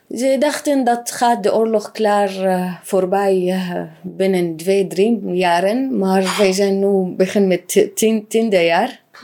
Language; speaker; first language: Dutch; non-native, learner; Arabic